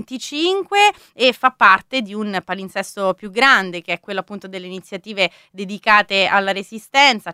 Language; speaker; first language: Italian; native; Italian